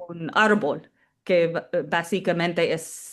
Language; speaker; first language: Spanish; non-native, fluent; English